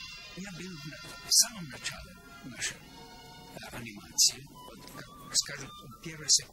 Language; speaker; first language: Russian; non-native, learner; Croatian